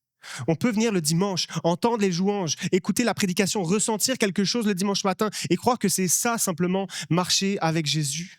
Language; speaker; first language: French; native; French